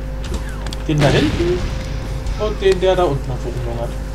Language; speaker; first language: German; native; German